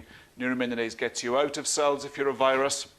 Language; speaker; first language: English; native; English